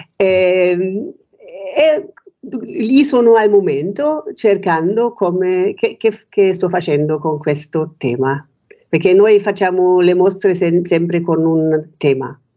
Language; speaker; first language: Italian; non-native, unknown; German